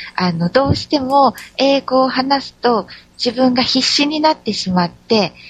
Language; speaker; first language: Japanese; native; Japanese